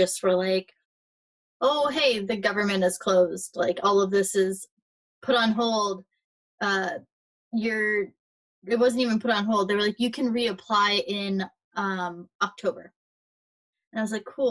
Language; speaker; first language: English; native; English